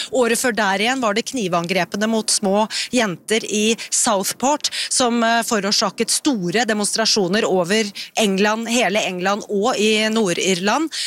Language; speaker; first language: Norwegian; native; Norwegian